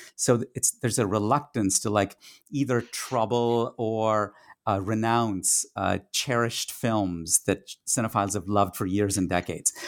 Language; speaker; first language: English; non-native, local second language; Tamil